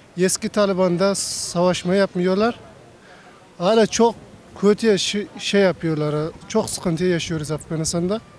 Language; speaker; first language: Turkish; non-native, learner; Persian